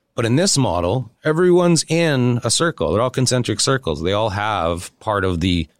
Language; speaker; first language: English; native; English